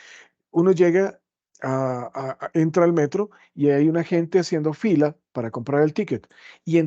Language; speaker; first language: Spanish; native; Spanish